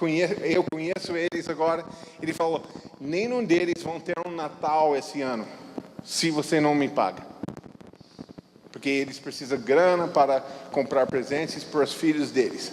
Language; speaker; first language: Portuguese; non-native, fluent; English